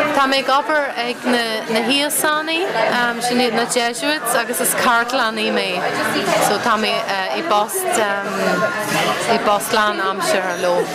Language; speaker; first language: Irish; non-native, fluent; German